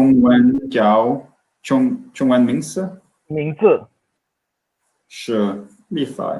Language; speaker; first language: Chinese; non-native, learner; Swedish